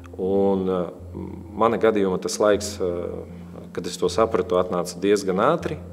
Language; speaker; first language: Latvian; non-native, local second language; Russian